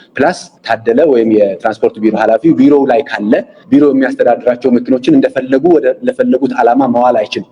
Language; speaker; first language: Amharic; non-native, local second language; Tigrinya